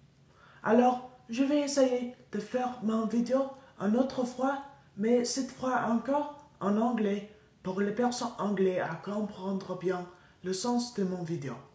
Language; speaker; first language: French; non-native, learner; English